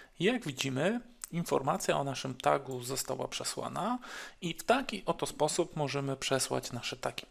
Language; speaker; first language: Polish; native; Polish